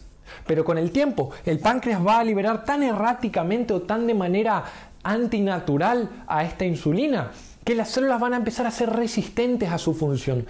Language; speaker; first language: Spanish; native; Spanish